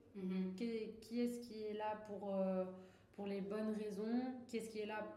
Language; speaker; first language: French; non-native, local second language; Arabic